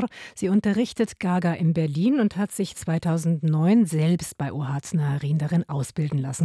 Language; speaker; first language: German; native; German